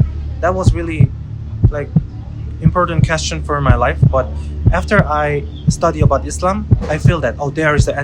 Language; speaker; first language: English; non-native, learner; Korean